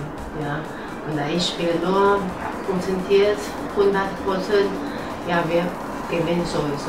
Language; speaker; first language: German; non-native, learner; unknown